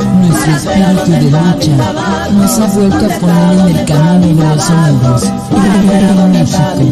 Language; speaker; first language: Spanish; native; Spanish